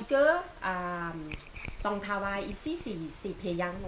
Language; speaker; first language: French; non-native, learner; Thai